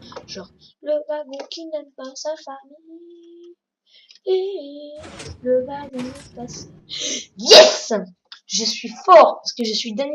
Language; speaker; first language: French; native; French